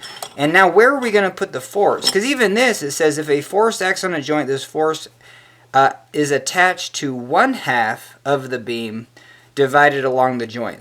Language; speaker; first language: English; native; English